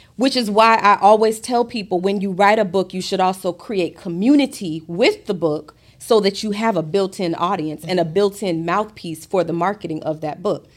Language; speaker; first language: English; native; English